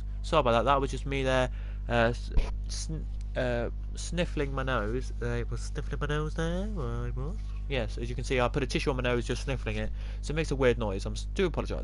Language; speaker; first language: English; native; English